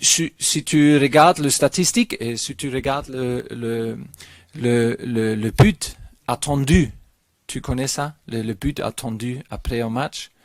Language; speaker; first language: French; non-native, learner; German